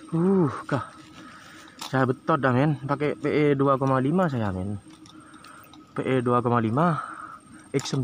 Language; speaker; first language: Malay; non-native, local second language; Javanese